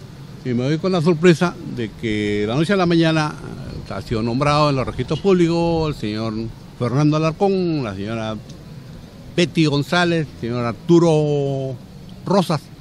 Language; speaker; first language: Spanish; native; Spanish